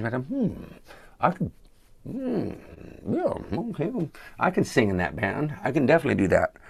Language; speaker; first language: English; native; English